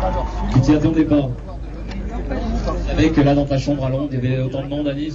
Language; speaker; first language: French; native; French